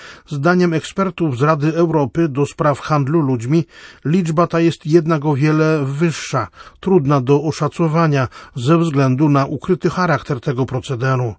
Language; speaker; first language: Polish; native; Polish